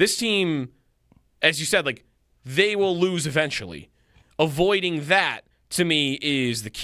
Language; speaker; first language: English; native; English